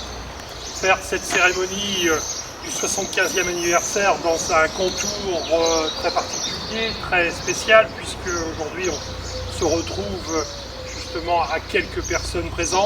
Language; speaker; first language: French; native; French